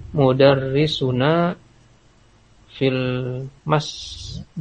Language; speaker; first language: Arabic; non-native, learner; Indonesian